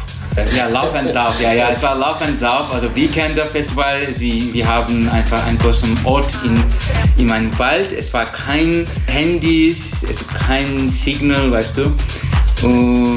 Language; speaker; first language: German; non-native, learner; Turkish